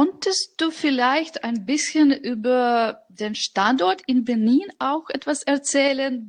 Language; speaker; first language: German; non-native, fluent; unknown